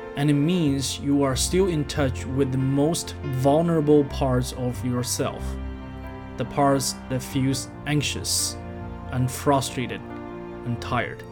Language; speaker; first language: English; non-native, fluent; Chinese